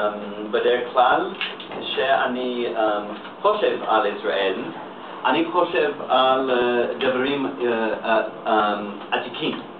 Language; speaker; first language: Hebrew; non-native, learner; English